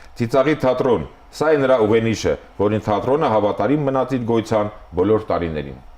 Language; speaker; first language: Armenian; native; Armenian